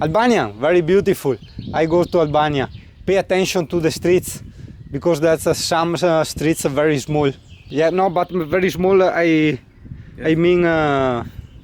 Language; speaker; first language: English; non-native, learner; Italian